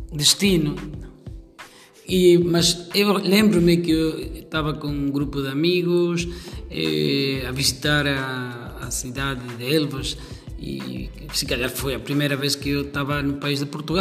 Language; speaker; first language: Portuguese; non-native, fluent; Spanish